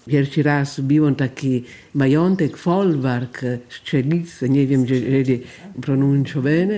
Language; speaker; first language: Polish; non-native, learner; Italian